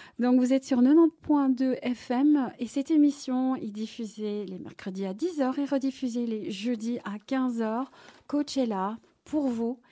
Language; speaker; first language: French; native; French